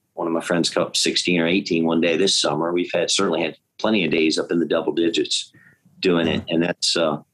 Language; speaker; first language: English; native; English